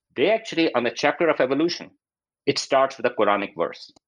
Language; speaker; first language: English; non-native, local second language; Urdu